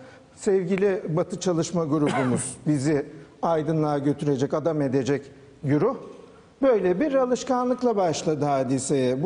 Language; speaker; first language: Turkish; native; Turkish